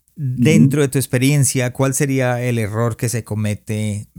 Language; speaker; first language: Spanish; early bilingual, heritage; Spanish